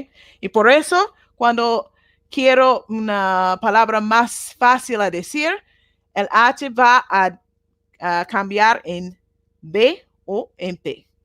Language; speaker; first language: Spanish; non-native, learner; Japanese